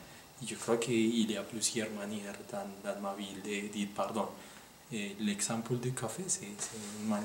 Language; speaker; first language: French; non-native, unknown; Spanish